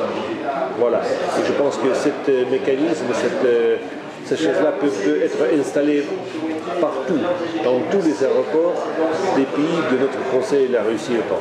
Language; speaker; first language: French; non-native, fluent; Russian